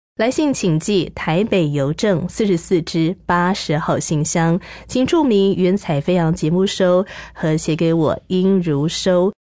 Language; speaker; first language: Chinese; native; Chinese